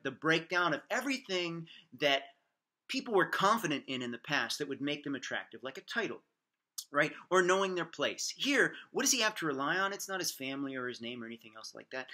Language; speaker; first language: English; native; English